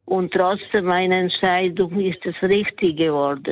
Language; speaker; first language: German; non-native, learner; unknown